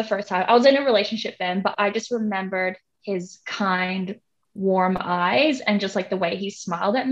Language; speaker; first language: English; non-native, local second language; Cantonese